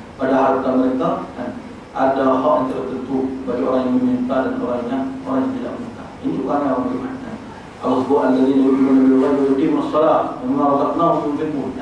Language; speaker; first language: Malay; native; Malay